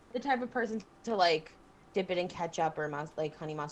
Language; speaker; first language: English; native; English